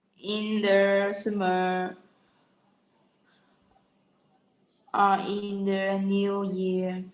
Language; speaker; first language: English; non-native, learner; Vietnamese